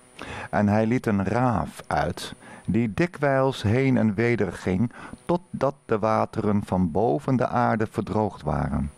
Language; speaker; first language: Dutch; native; Dutch